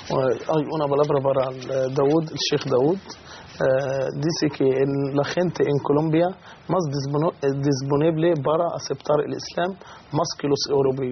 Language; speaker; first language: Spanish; non-native, fluent; Arabic